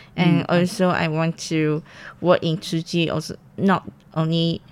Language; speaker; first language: English; non-native, local second language; Chinese